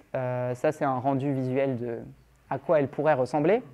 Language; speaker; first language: French; native; French